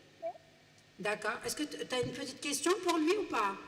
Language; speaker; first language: French; native; French